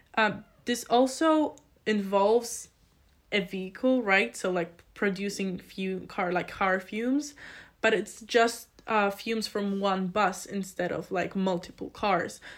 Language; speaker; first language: English; non-native, fluent; Polish